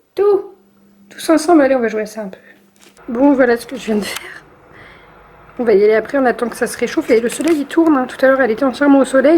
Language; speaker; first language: French; native; French